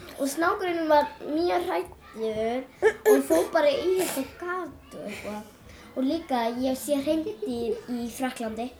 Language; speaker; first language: Icelandic; early bilingual, other home language; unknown